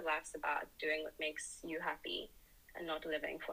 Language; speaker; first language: English; native; English